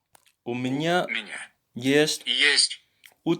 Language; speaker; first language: Russian; non-native, learner; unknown